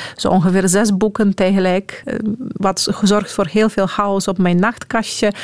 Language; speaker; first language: Dutch; non-native, fluent; Polish